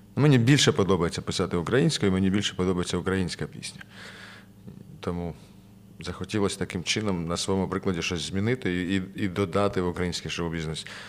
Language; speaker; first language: Ukrainian; non-native, local second language; Russian